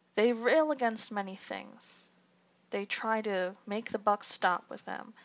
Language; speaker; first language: English; native; English